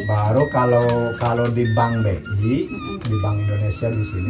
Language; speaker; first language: Indonesian; native; Indonesian